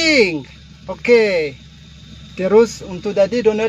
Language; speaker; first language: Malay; non-native, fluent; French